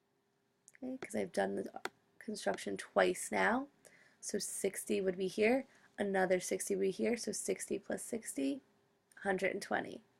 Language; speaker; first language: English; native; English